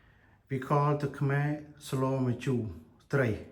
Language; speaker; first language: English; non-native, learner; Khmer